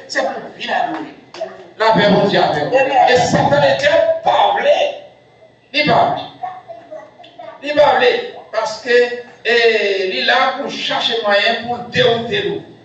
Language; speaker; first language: French; non-native, local second language; Haitian Creole